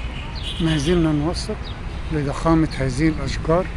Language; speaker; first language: Arabic; native; Arabic